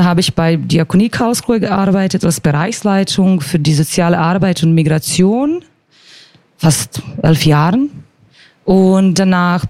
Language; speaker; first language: German; non-native, fluent; Croatian